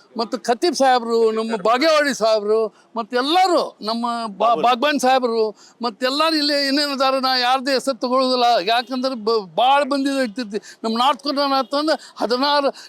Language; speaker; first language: Kannada; non-native, local second language; Urdu